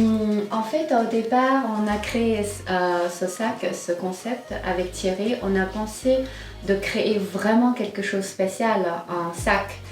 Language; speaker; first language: French; non-native, fluent; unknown